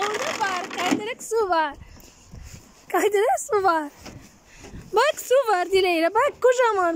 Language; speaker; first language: Turkish; non-native, learner; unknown